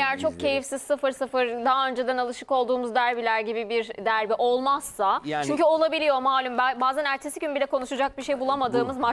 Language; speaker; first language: Turkish; native; Turkish